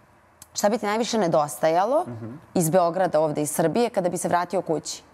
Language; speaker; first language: Bosnian; native; Bosnian